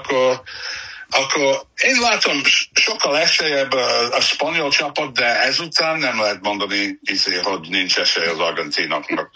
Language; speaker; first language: Hungarian; non-native, fluent; English